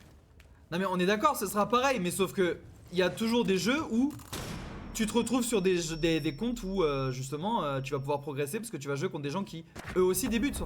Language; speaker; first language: French; native; French